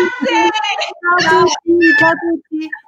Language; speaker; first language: Italian; non-native, learner; English